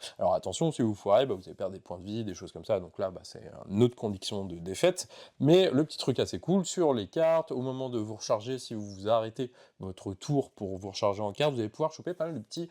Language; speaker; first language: French; native; French